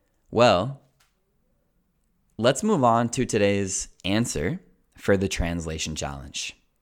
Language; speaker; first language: English; native; English